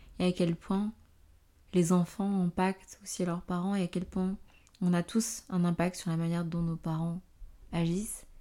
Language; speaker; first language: French; native; French